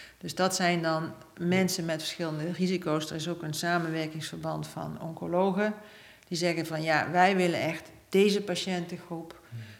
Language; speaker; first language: Dutch; native; Dutch